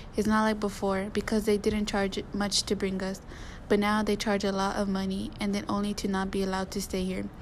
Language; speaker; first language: English; early bilingual, other home language; Spanish